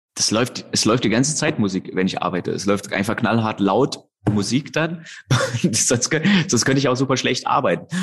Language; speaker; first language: German; native; German